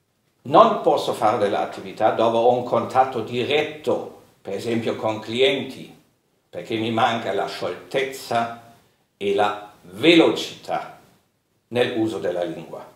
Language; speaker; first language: Italian; non-native, fluent; German